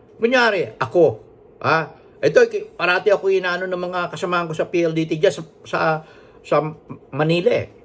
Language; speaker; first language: Filipino; non-native, local second language; Hiligaynon